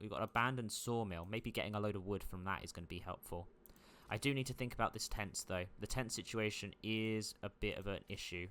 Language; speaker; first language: English; native; English